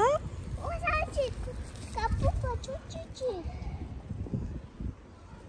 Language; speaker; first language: Turkish; early bilingual, heritage; Turkish